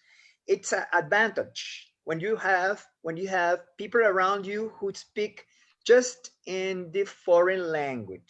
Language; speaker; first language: English; non-native, fluent; Spanish